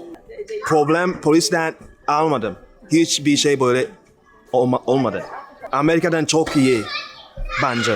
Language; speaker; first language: Turkish; non-native, learner; English